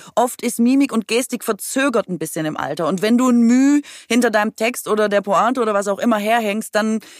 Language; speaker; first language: German; native; German